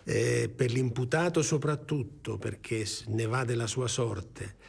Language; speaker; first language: Italian; native; Italian